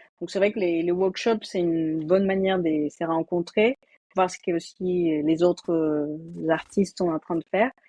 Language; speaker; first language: French; non-native, fluent; Spanish